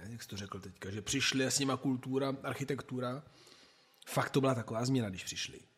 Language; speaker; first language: Czech; non-native, fluent; Italian